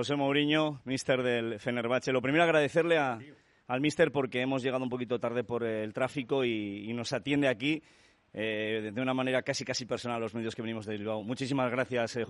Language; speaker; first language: Spanish; native; Spanish